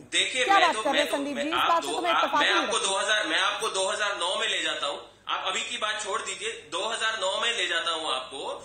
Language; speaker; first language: Hindi; native; Hindi